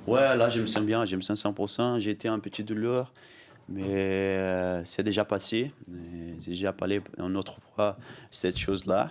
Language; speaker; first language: French; non-native, learner; Portuguese